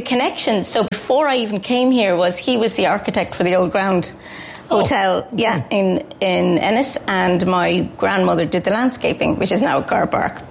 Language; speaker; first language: English; native; English